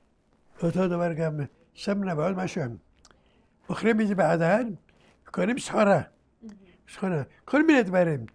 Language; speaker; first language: Hebrew; early bilingual, other home language; Arabic